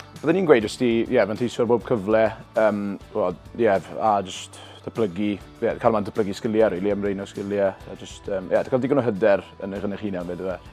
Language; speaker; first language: Welsh; native; Welsh